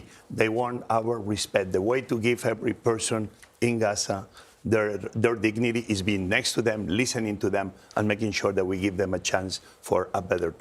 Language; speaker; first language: English; non-native, fluent; Spanish